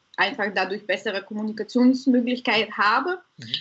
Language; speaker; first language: German; non-native, fluent; Bulgarian